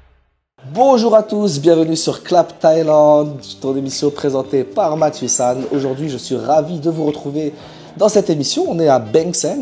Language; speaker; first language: French; native; French